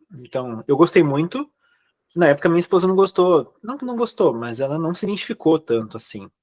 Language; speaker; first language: Portuguese; native; Portuguese